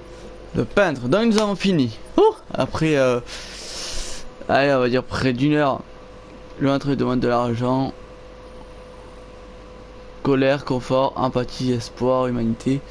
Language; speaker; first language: French; native; French